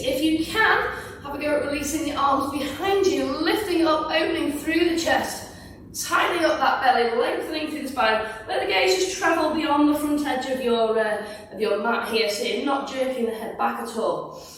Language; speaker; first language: English; native; English